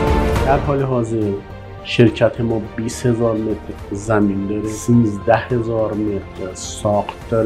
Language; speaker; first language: Persian; native; Persian